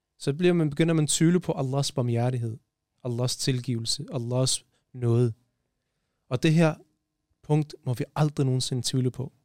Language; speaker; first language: Danish; early bilingual, other home language; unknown